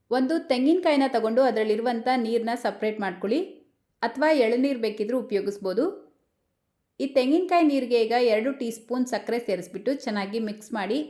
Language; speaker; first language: Kannada; native; Kannada